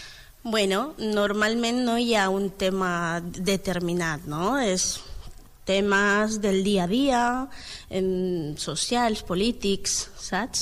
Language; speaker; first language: Catalan; non-native, learner; Spanish